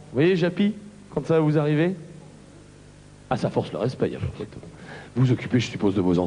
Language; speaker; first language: French; native; French